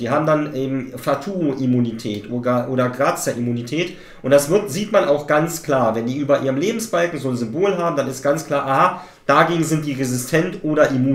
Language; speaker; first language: German; native; German